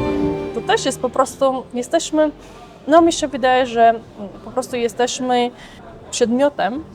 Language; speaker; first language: Polish; non-native, fluent; Armenian